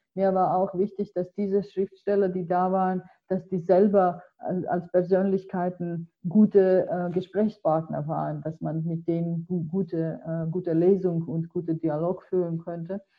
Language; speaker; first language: German; non-native, fluent; Georgian